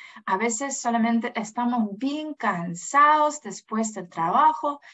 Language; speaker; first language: Spanish; non-native, fluent; English